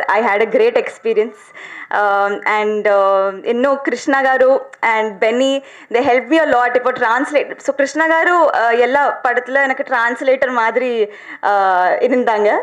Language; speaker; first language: Tamil; non-native, learner; Telugu